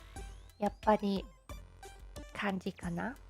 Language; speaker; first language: Japanese; non-native, learner; English